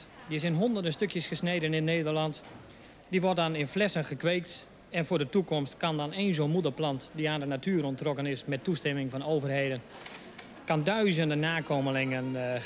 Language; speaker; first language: Dutch; native; Dutch